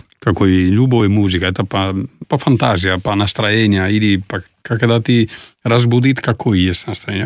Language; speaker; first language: Russian; non-native, learner; Italian